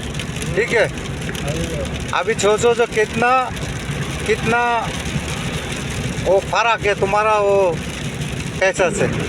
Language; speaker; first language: Hindi; non-native, learner; Bangla